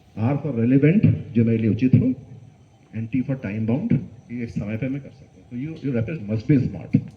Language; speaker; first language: Hindi; non-native, local second language; Bangla